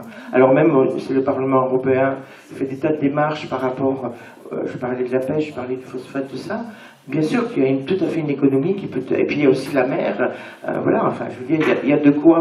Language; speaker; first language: French; native; French